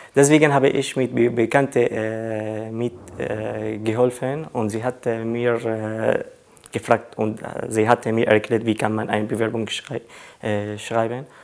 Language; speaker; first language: German; non-native, learner; Arabic